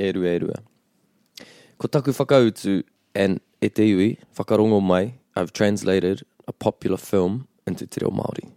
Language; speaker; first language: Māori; non-native, local second language; English